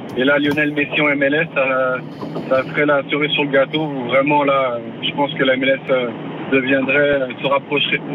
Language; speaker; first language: French; native; French